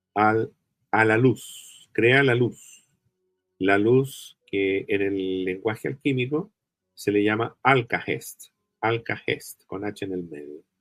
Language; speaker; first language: Spanish; native; Spanish